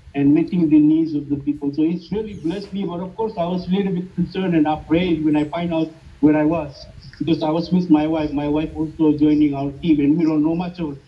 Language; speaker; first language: English; non-native, fluent; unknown